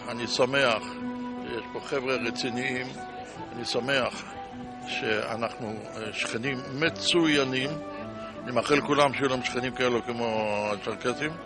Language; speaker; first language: Hebrew; native; Hebrew